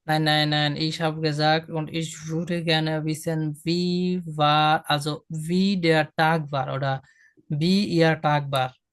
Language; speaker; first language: German; non-native, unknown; Bangla